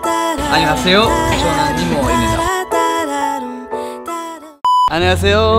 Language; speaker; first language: Korean; non-native, learner; English